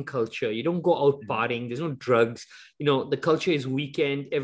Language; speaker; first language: English; native; English